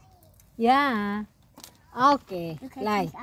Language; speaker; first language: German; non-native, learner; Indonesian